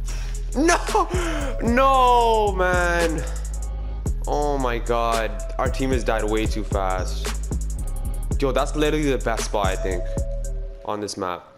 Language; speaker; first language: English; native; English